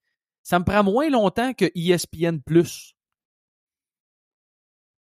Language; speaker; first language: French; native; French